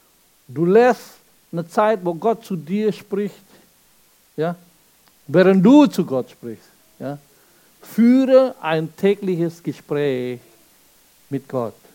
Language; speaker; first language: German; non-native, fluent; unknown